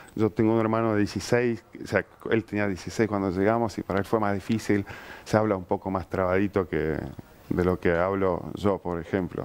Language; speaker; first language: Spanish; early bilingual, other home language; Ukrainian